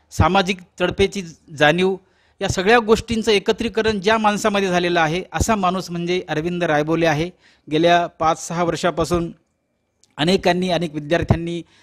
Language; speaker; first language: Marathi; native; Marathi